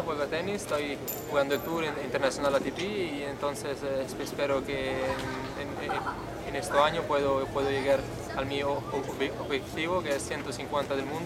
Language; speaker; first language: Spanish; non-native, learner; Italian